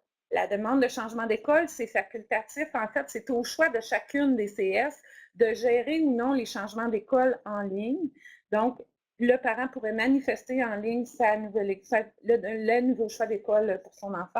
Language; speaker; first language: French; native; French